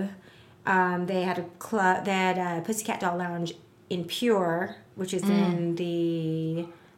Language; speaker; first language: English; native; English